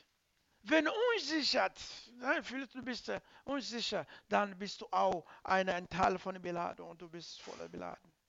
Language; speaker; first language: German; non-native, learner; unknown